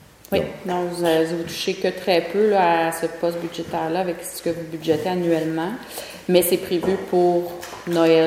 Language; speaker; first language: French; native; French